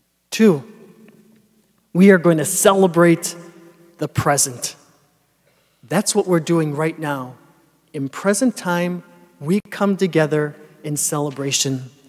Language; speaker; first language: English; native; English